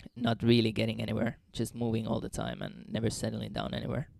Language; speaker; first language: English; non-native, fluent; Finnish